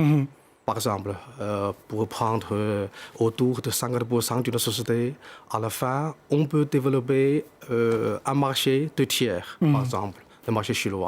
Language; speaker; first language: French; non-native, fluent; Chinese